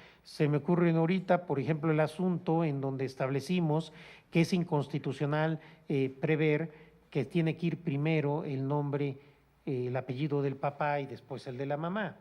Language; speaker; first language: Spanish; native; Spanish